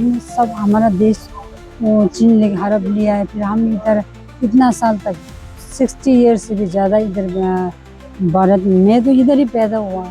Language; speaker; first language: Hindi; non-native, local second language; Tibetan